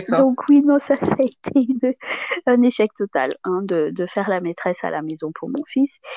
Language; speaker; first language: French; non-native, local second language; Malagasy